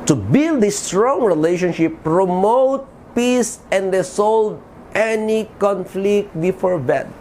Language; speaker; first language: English; non-native, local second language; Filipino